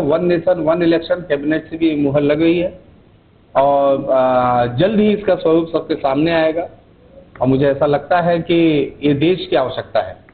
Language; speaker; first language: Hindi; native; Hindi